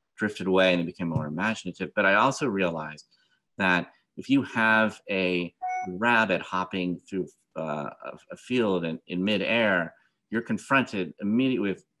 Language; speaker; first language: English; native; English